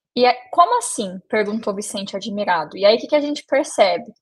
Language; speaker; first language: Portuguese; native; Portuguese